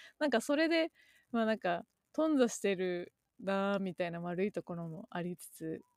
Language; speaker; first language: Japanese; native; Japanese